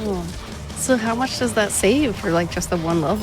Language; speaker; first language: English; native; English